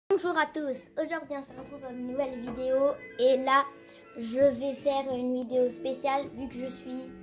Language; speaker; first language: French; native; French